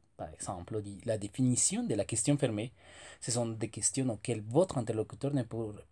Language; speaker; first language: French; non-native, fluent; Spanish